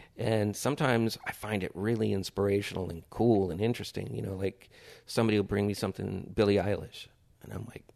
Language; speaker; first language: English; native; English